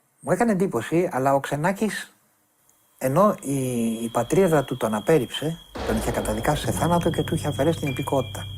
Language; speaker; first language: Greek; native; Greek